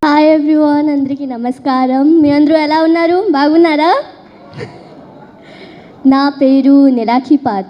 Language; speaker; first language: Telugu; early bilingual, heritage; Telugu